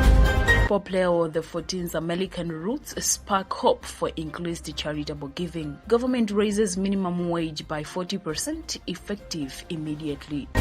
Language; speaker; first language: English; non-native, local second language; Nyanja